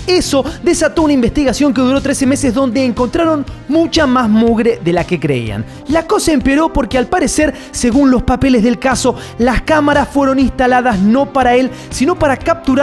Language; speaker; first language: Spanish; native; Spanish